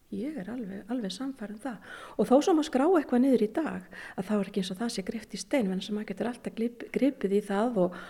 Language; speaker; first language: Icelandic; native; Icelandic